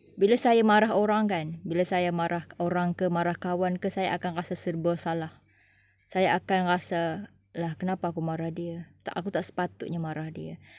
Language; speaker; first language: Malay; native; Malay